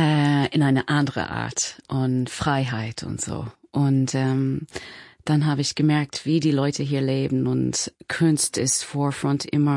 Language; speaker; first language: German; non-native, learner; English